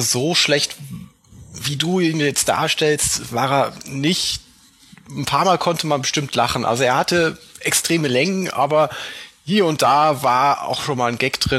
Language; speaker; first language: German; native; German